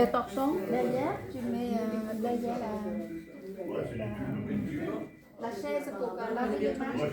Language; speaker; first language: French; early bilingual, other home language; Vietnamese